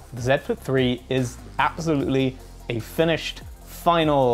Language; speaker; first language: English; native; English